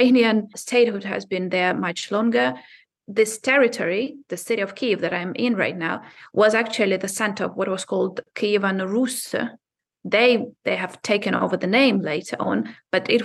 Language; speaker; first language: English; non-native, fluent; Ukrainian